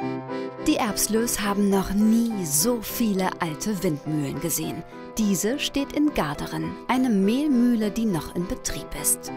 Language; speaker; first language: German; native; German